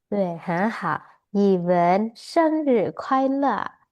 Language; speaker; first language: Chinese; non-native, fluent; Indonesian